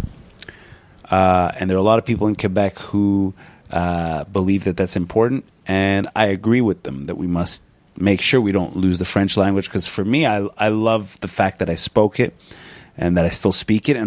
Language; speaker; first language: English; non-native, fluent; Punjabi